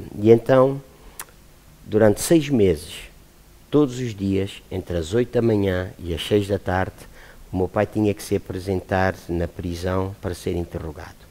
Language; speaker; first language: Portuguese; native; Portuguese